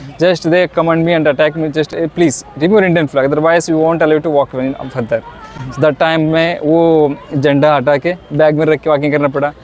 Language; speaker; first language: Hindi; non-native, local second language; Kannada